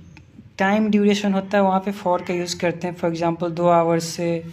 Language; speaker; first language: Hindi; native; Hindi